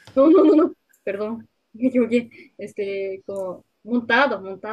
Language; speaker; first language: Spanish; non-native, learner; Japanese